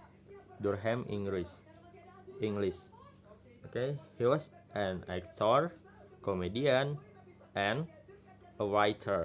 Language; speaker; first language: English; non-native, learner; Indonesian